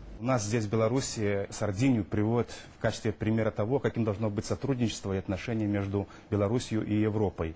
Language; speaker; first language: Russian; native; Russian